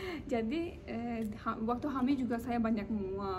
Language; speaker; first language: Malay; non-native, learner; Turkish